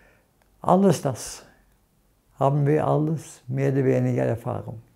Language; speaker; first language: German; non-native, fluent; Norwegian